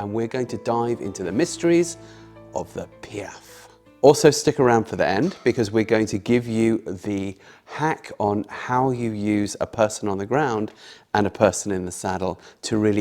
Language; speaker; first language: English; native; English